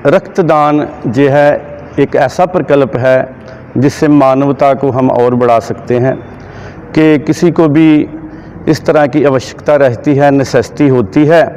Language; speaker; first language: Hindi; non-native, local second language; Punjabi